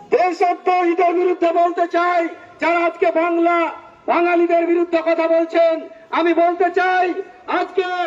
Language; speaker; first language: Bangla; native; Bangla